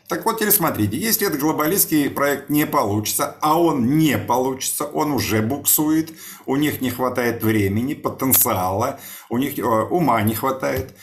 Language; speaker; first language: Russian; native; Russian